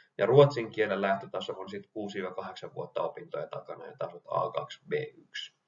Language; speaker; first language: Finnish; native; Finnish